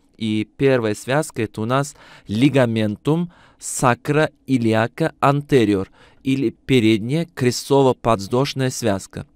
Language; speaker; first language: Russian; non-native, local second language; Uzbek